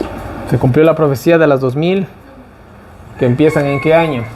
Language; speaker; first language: Spanish; native; Spanish